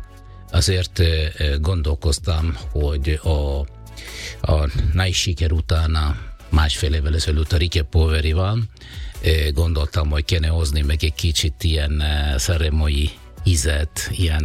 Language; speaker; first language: Hungarian; non-native, fluent; Italian